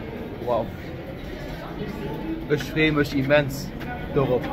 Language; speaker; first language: German; non-native, local second language; Luxembourgish